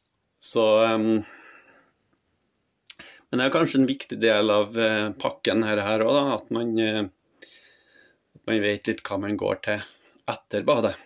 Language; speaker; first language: Norwegian; native; Norwegian